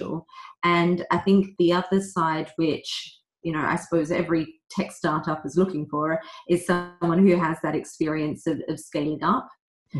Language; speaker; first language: English; native; English